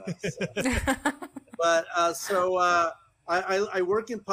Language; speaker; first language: English; early bilingual, other home language; Spanish